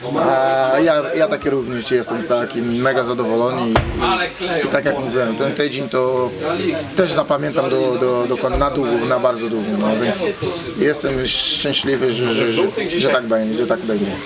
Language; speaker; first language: Polish; non-native, fluent; Portuguese